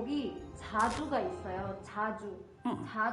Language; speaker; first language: Korean; non-native, fluent; Indonesian